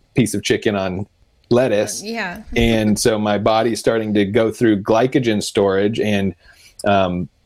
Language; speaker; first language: English; native; English